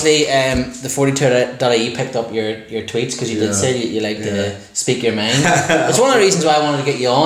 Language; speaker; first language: English; native; English